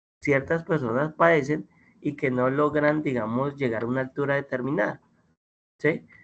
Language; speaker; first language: Spanish; native; Spanish